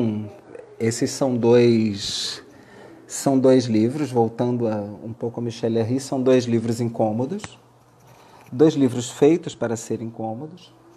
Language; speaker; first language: Portuguese; native; Portuguese